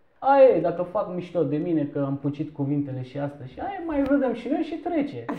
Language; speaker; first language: Romanian; non-native, fluent; Turkish